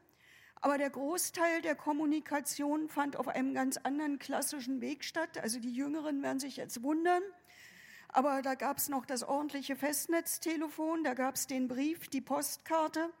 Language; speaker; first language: German; native; German